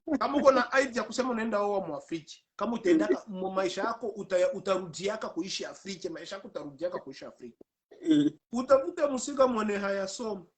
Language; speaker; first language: Swahili; native; Swahili